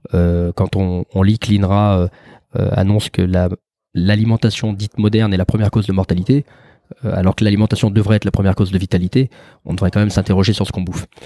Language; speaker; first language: French; native; French